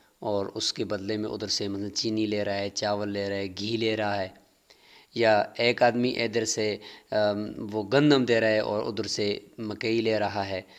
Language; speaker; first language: Urdu; native; Urdu